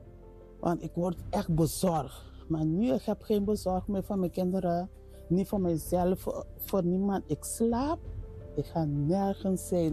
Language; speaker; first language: Dutch; non-native, learner; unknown